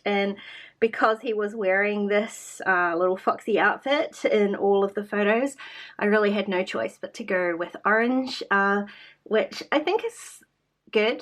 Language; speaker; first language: English; native; English